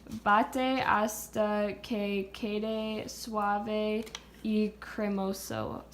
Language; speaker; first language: Spanish; non-native, learner; English